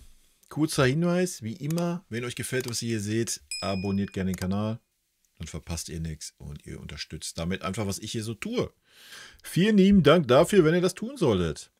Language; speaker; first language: German; native; German